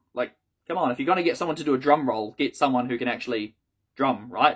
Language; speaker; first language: English; native; English